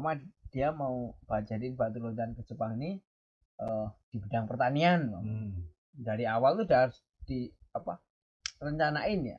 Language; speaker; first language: Indonesian; native; Indonesian